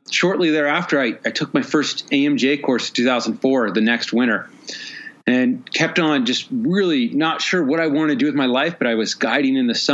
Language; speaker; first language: English; native; English